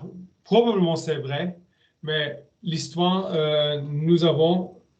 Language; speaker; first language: French; non-native, learner; German